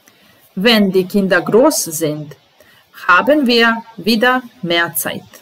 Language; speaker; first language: German; non-native, fluent; Serbian